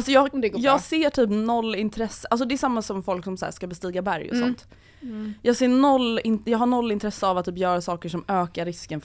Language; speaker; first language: Swedish; native; Swedish